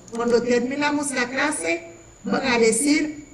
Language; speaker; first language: Spanish; non-native, fluent; French